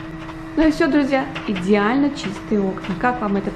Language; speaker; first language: Russian; native; Russian